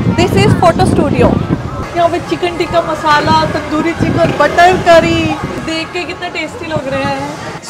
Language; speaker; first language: Hindi; native; Hindi